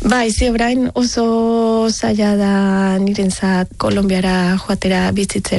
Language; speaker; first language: Basque; non-native, learner; Spanish